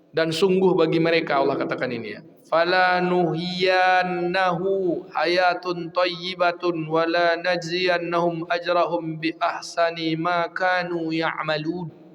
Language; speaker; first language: Malay; non-native, local second language; Minangkabau